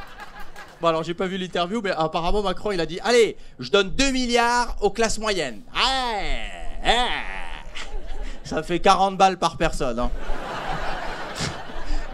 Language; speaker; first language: French; native; French